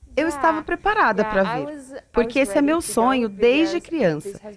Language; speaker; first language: Portuguese; non-native, learner; Finnish